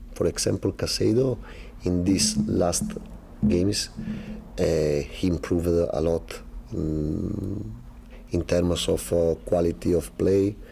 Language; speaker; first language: English; non-native, learner; Italian